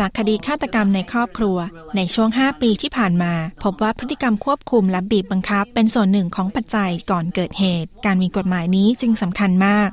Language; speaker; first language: Thai; native; Thai